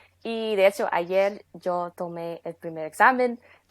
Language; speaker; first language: Spanish; non-native, fluent; English